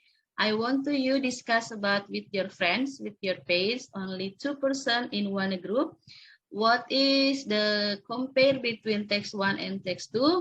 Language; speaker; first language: English; non-native, learner; Indonesian